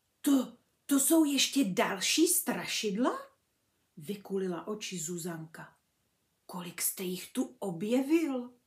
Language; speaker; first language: Czech; native; Czech